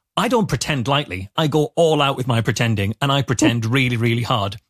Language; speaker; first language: English; native; English